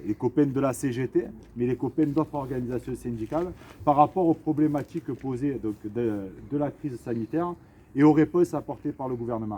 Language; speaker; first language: French; native; French